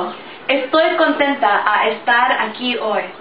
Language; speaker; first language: Spanish; non-native, learner; English